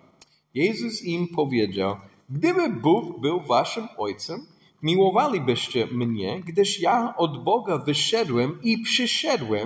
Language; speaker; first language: Polish; non-native, fluent; English